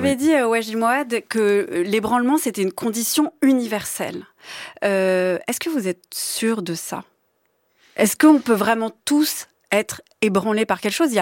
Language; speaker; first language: French; native; French